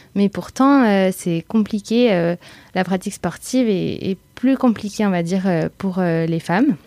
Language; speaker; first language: French; native; French